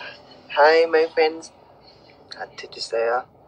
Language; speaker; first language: English; non-native, learner; Thai